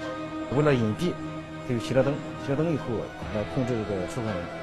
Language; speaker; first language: Chinese; native; Chinese